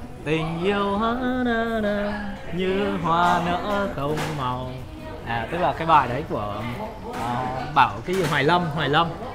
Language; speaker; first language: Vietnamese; native; Vietnamese